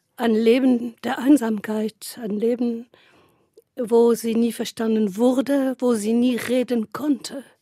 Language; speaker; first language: German; non-native, fluent; French